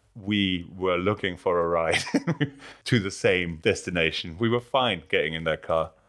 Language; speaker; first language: English; non-native, fluent; German